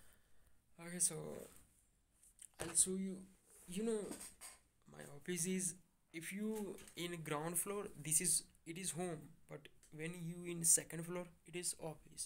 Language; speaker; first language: English; non-native, learner; Hindi